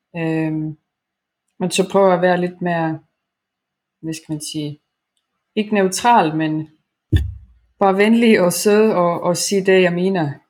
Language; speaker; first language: Danish; non-native, fluent; Estonian